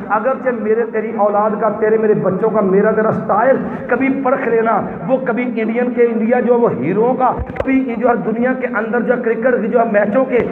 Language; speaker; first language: Urdu; non-native, local second language; Punjabi